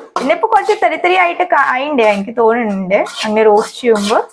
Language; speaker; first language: Malayalam; native; Malayalam